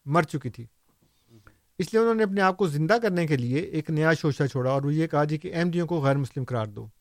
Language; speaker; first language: Urdu; non-native, local second language; Punjabi